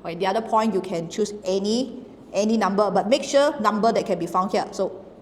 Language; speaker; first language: English; non-native, local second language; Chinese